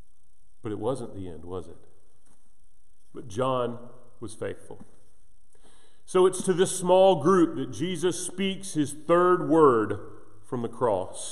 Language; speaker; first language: English; native; English